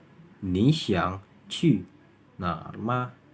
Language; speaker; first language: Chinese; non-native, learner; Indonesian